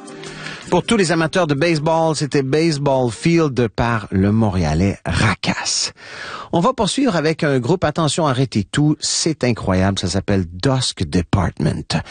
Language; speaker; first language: French; native; French